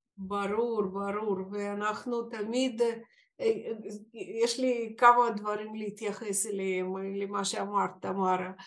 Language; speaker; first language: Hebrew; non-native, fluent; Russian